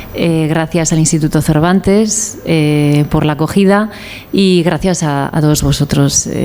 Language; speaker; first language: Spanish; native; Spanish